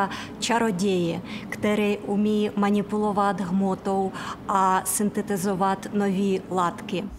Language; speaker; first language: Czech; non-native, fluent; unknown